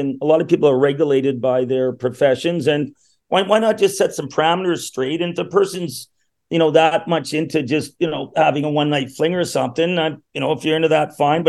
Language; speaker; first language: English; native; English